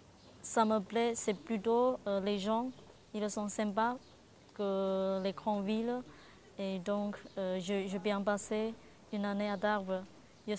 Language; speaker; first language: French; non-native, learner; Chinese